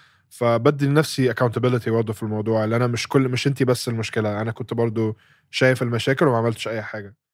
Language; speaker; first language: Arabic; early bilingual, heritage; Arabic